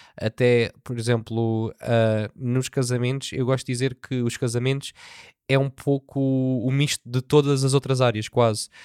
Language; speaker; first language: Portuguese; native; Portuguese